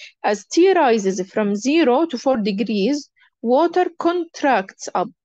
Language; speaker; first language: English; non-native, fluent; Arabic